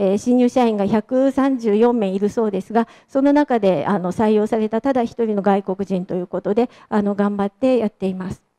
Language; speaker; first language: Japanese; native; Japanese